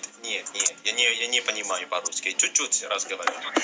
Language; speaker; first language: Russian; non-native, learner; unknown